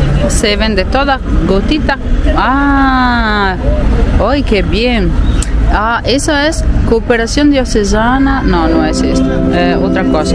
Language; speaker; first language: Spanish; non-native, fluent; Italian